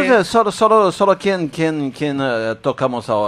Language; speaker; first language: Spanish; non-native, fluent; Portuguese